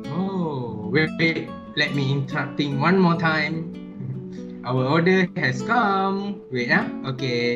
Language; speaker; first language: English; non-native, learner; Malay